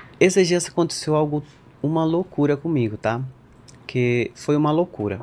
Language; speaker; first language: Portuguese; non-native, fluent; Spanish